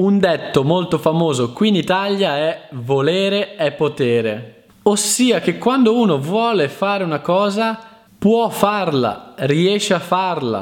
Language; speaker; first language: Italian; native; Italian